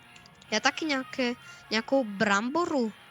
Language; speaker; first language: Czech; early bilingual, other home language; Russian